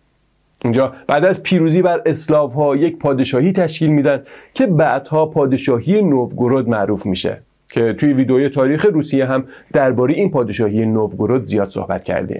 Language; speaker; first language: Persian; native; Persian